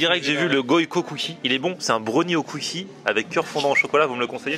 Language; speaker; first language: French; native; French